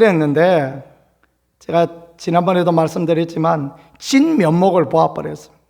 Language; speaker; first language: Korean; native; Korean